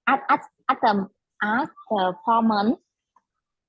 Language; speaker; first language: English; non-native, learner; Vietnamese